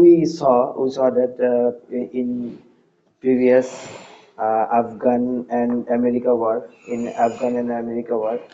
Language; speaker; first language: English; non-native, learner; Bangla